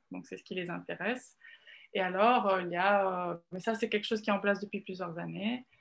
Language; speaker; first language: French; non-native, fluent; Italian